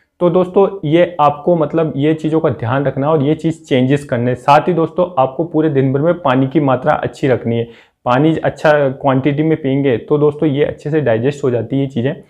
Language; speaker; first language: Hindi; native; Hindi